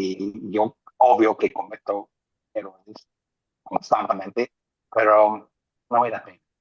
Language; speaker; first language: Spanish; non-native, fluent; English